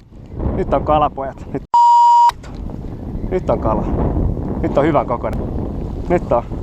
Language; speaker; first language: Finnish; native; Finnish